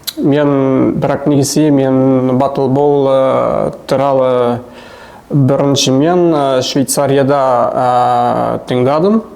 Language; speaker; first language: Kazakh; non-native, learner; Swiss German